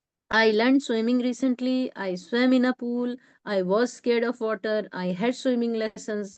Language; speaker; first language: English; non-native, local second language; Hindi